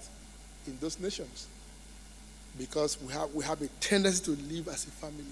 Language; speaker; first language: English; non-native, local second language; Yoruba